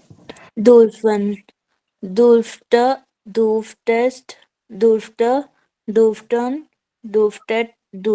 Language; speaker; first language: German; non-native, learner; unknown